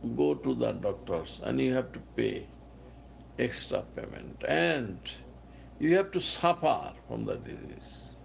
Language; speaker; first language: English; non-native, local second language; Bangla